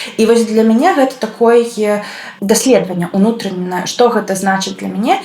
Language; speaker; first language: Belarusian; non-native, local second language; Russian